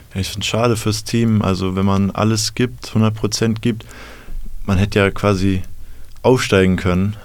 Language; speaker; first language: German; native; German